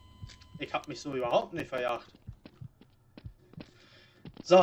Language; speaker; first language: German; native; German